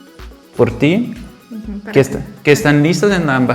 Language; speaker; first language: Spanish; non-native, fluent; German